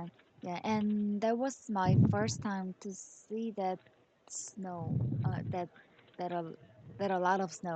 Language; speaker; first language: English; non-native, learner; Korean